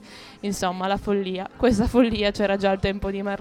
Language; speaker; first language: Italian; native; Italian